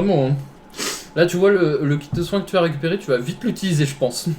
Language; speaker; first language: French; native; French